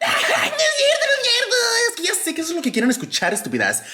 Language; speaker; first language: Spanish; early bilingual, heritage; Spanish